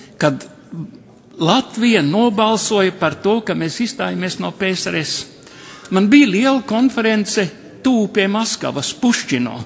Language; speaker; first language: Latvian; native; Latvian